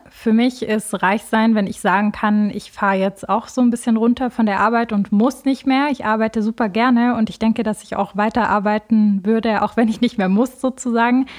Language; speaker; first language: German; early bilingual, other home language; Albanian